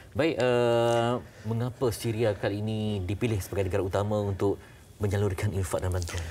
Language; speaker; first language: Malay; native; Malay